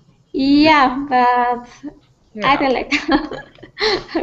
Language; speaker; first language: English; non-native, learner; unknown